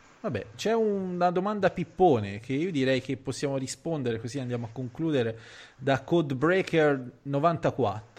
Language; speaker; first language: Italian; native; Italian